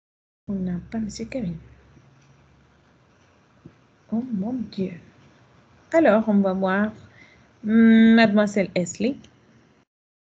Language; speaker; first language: French; non-native, fluent; Spanish